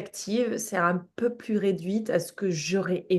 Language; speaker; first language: French; non-native, fluent; English